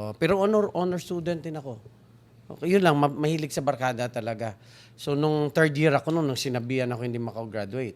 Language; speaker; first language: Filipino; non-native, local second language; Hiligaynon